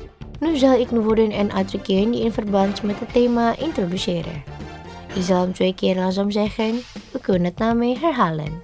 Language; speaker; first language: Dutch; non-native, learner; Indonesian